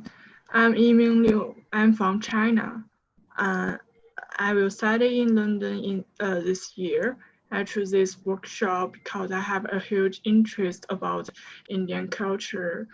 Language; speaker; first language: English; non-native, learner; Chinese